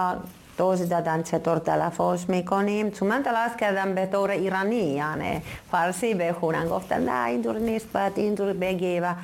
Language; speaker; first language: Persian; non-native, fluent; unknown